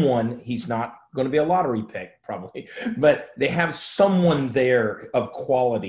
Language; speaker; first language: English; native; English